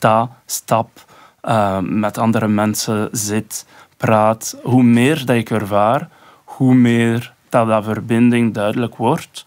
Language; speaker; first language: Dutch; non-native, local second language; French